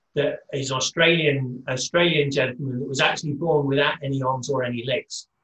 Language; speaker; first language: English; native; English